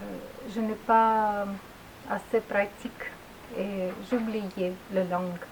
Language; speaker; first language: French; non-native, learner; Russian